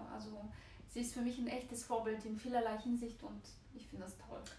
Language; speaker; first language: German; non-native, fluent; Bulgarian